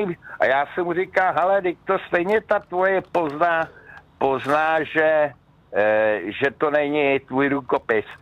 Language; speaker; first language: Czech; native; Czech